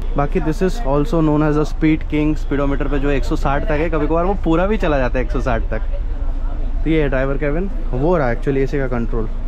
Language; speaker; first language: Hindi; native; Hindi